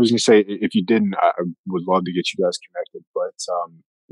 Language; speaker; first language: English; native; English